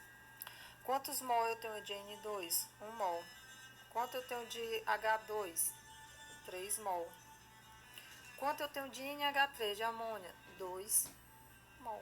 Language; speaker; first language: Portuguese; native; Portuguese